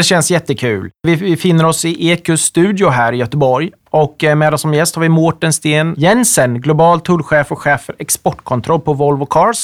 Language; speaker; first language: Swedish; native; Swedish